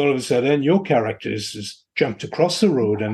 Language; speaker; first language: English; non-native, fluent; French